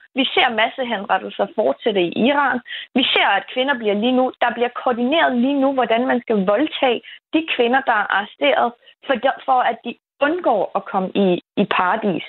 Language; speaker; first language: Danish; early bilingual, other home language; Kurdish